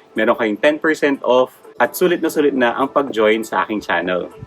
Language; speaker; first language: Filipino; native; Filipino